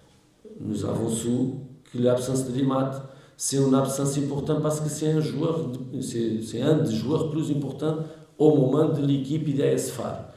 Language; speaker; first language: French; non-native, learner; Portuguese